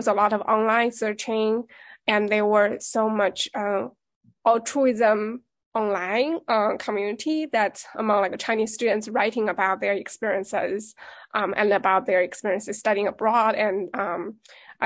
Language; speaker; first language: English; non-native, fluent; Chinese